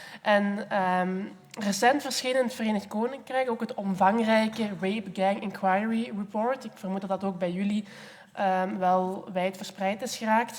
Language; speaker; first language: Dutch; native; Dutch